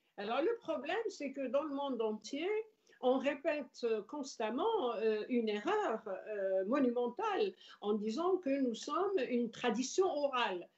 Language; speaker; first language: French; non-native, local second language; Arabic